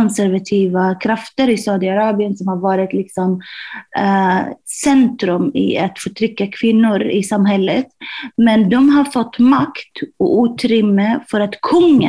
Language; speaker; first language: Swedish; non-native, fluent; Arabic